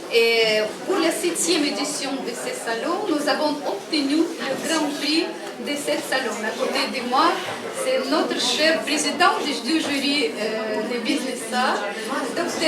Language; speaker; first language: French; non-native, fluent; Russian